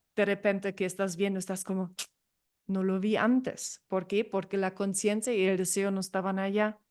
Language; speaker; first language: Spanish; non-native, fluent; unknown